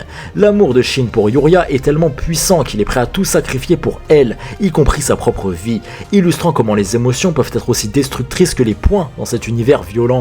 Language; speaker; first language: French; native; French